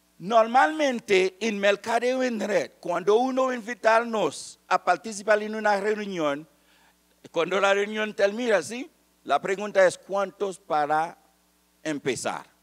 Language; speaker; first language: Spanish; non-native, fluent; Haitian Creole